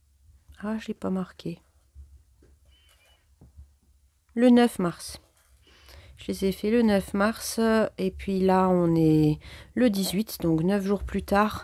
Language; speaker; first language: French; native; French